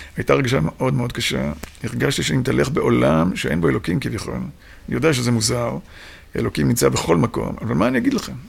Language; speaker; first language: Hebrew; native; Hebrew